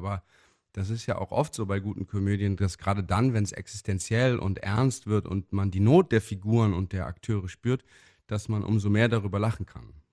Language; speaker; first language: German; native; German